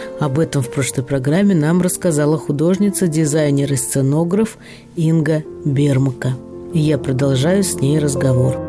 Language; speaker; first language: Russian; native; Russian